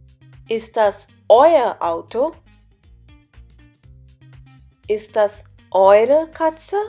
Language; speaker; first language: German; non-native, fluent; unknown